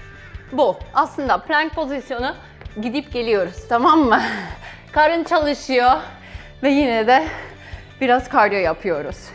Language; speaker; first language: Turkish; non-native, fluent; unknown